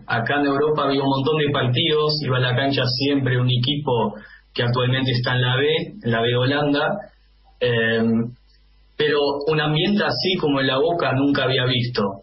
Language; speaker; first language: Spanish; non-native, fluent; Dutch